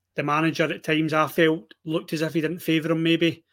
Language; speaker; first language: English; native; English